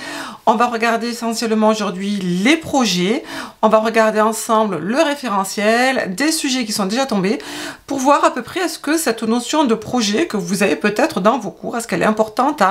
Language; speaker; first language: French; native; French